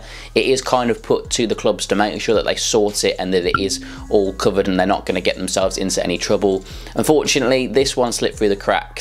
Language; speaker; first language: English; native; English